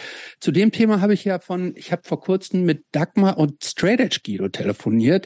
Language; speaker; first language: German; native; German